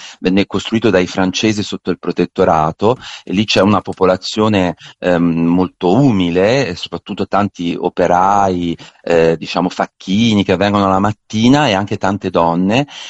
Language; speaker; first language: Italian; native; Italian